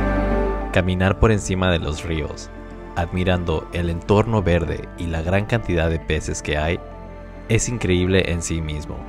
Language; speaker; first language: Spanish; native; Spanish